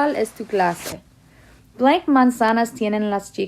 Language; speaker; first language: Spanish; non-native, fluent; English